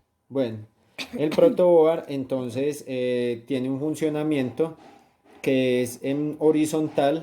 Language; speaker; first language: Spanish; native; Spanish